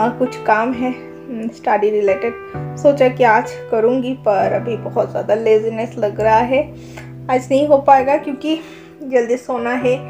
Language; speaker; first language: Hindi; non-native, local second language; Bangla